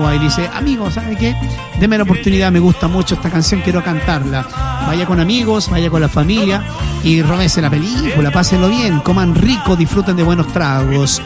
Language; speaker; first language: Spanish; native; Spanish